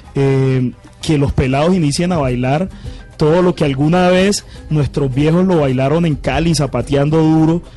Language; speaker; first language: Spanish; native; Spanish